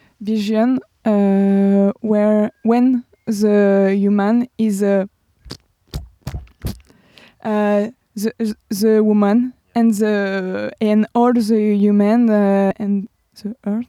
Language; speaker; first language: English; non-native, learner; French